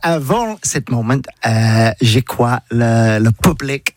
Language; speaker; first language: French; non-native, learner; English